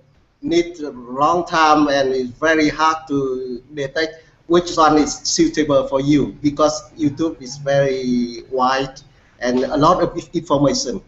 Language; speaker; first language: English; non-native, learner; Vietnamese